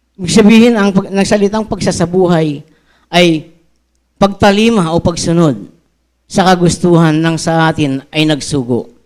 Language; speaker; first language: Filipino; non-native, local second language; Pampanga